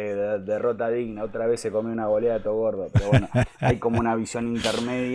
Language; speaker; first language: Spanish; native; Spanish